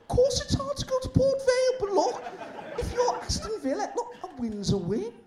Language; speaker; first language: English; native; English